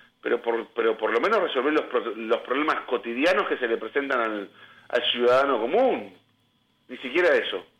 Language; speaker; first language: Spanish; native; Spanish